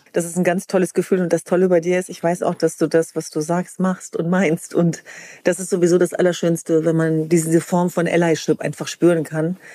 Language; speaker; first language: German; early bilingual, other home language; Kurdish